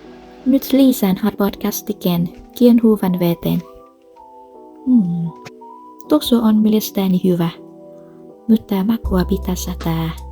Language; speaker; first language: Finnish; non-native, learner; Vietnamese